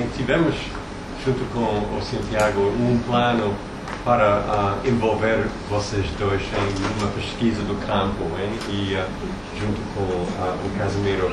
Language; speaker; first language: Portuguese; non-native, learner; English